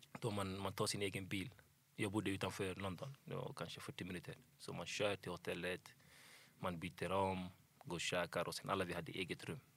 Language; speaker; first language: Swedish; early bilingual, other home language; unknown